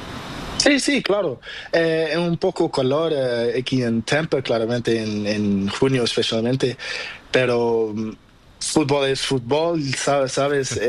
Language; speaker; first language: Spanish; non-native, learner; Portuguese